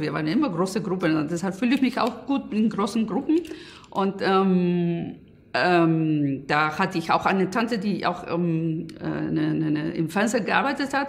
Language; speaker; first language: German; non-native, fluent; Spanish